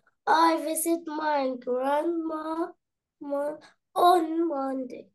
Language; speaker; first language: English; non-native, learner; Arabic